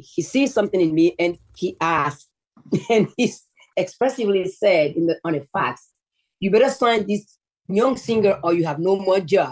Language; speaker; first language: English; non-native, fluent; Yoruba